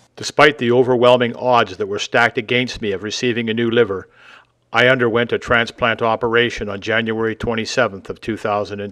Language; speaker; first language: English; native; English